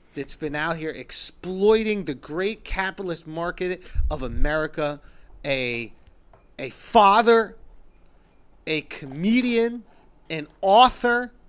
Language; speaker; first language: English; native; English